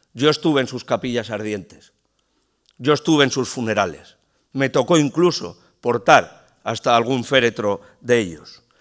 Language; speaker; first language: Spanish; native; Spanish